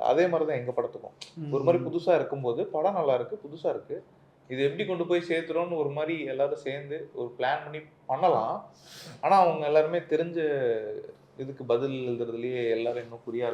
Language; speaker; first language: Tamil; native; Tamil